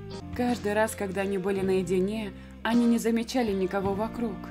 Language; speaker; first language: Russian; native; Russian